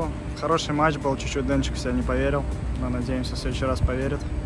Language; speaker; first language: Russian; native; Russian